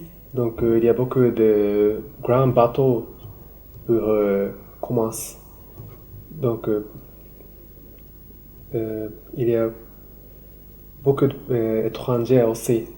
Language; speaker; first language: French; non-native, learner; Japanese